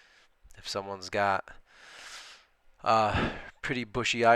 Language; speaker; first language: English; native; English